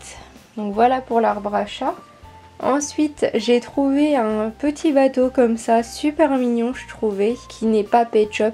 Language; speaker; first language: French; native; French